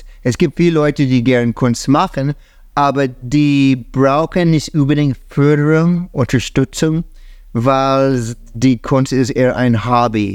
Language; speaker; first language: German; non-native, fluent; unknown